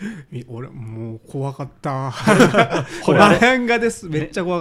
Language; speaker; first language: Japanese; native; Japanese